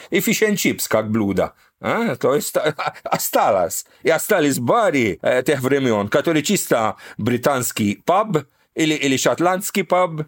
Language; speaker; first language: Russian; non-native, fluent; Maltese